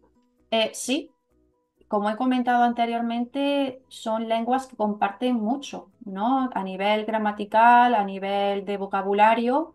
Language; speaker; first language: Spanish; native; Spanish